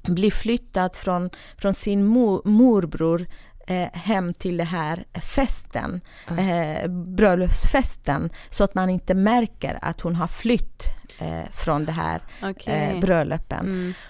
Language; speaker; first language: Swedish; non-native, fluent; Kurdish